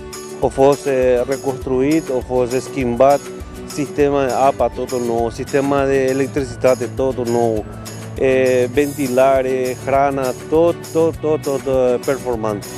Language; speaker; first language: Romanian; non-native, learner; Spanish